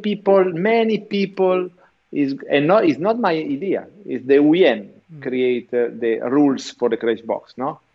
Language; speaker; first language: English; non-native, learner; Italian